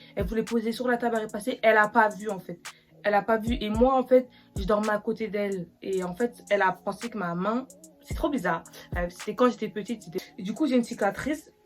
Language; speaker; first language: French; native; French